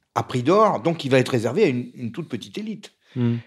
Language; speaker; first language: French; native; French